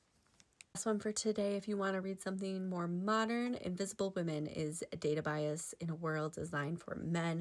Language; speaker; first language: English; native; English